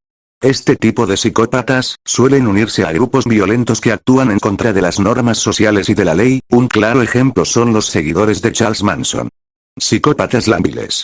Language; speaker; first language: Spanish; native; Spanish